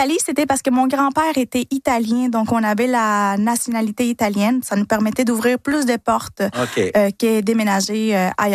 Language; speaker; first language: French; non-native, fluent; Spanish